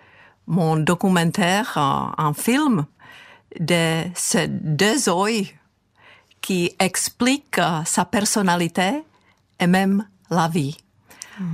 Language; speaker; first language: French; non-native, fluent; Czech